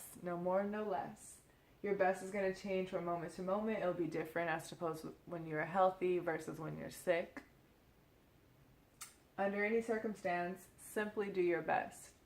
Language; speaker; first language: English; native; English